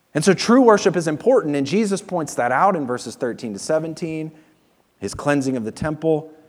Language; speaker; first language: English; native; English